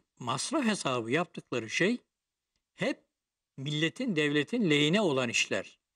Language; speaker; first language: Turkish; native; Turkish